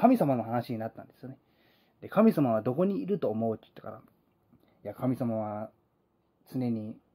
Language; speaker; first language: Japanese; native; Japanese